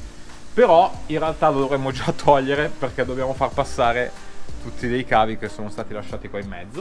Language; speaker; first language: Italian; native; Italian